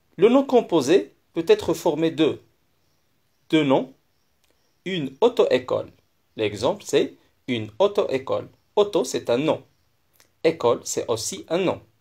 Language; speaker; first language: French; non-native, local second language; Arabic